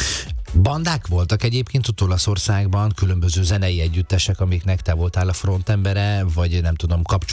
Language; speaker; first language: Hungarian; native; Hungarian